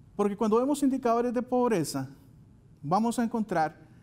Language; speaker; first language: Spanish; native; Spanish